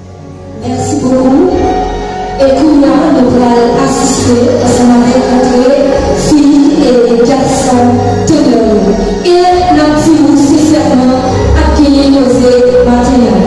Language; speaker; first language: French; non-native, local second language; Haitian Creole